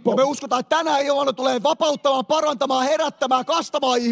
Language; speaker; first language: Finnish; native; Finnish